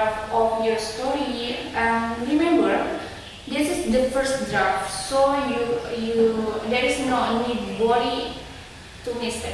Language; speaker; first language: English; non-native, learner; Indonesian